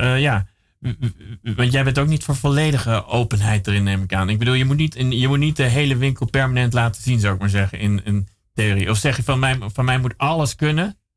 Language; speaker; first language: Dutch; native; Dutch